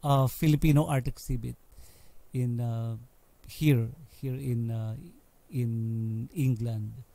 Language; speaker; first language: English; non-native, local second language; Filipino